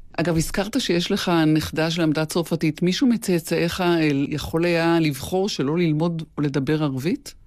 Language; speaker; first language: Hebrew; native; Hebrew